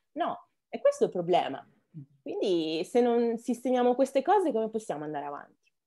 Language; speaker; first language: Italian; early bilingual, other home language; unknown